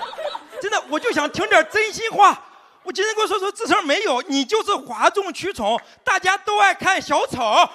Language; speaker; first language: Chinese; native; Chinese